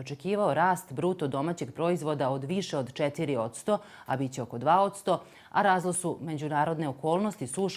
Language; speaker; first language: Serbian; native; Serbian